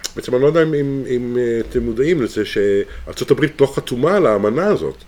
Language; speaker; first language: Hebrew; native; Hebrew